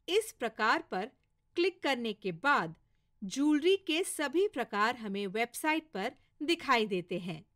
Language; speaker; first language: Hindi; non-native, local second language; Marathi